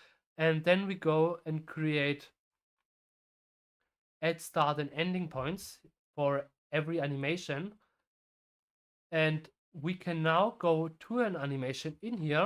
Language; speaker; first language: English; non-native, fluent; German